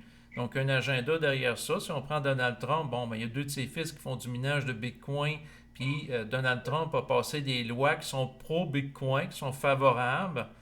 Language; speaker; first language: French; native; French